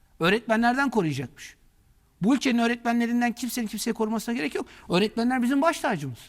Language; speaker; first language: Turkish; native; Turkish